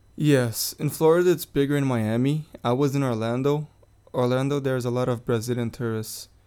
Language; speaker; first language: English; non-native, fluent; Portuguese